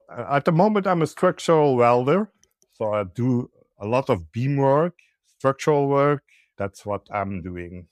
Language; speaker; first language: English; non-native, learner; Dutch